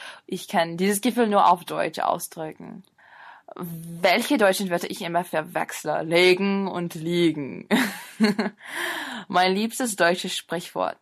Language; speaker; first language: German; non-native, fluent; English